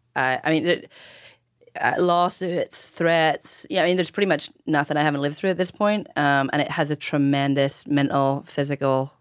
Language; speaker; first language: English; native; English